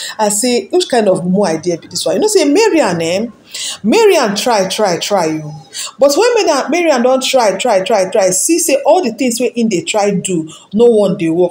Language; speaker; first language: Nigerian Pidgin; non-native, local second language; Yoruba